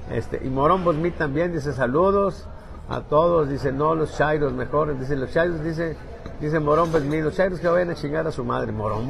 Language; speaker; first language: Spanish; native; Spanish